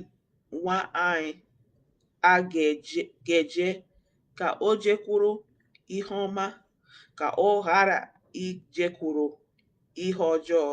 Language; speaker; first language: Igbo; non-native, learner; English